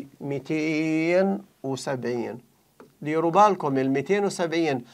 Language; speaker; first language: Arabic; native; Arabic